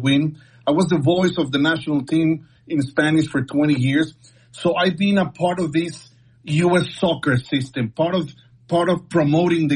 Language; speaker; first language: English; non-native, fluent; Spanish